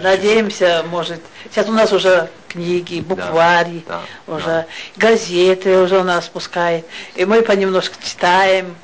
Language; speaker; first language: Russian; non-native, local second language; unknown